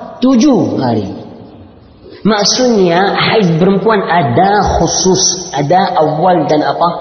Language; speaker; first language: Indonesian; non-native, learner; Arabic